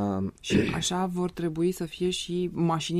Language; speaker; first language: Romanian; native; Romanian